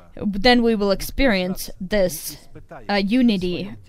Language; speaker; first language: English; non-native, fluent; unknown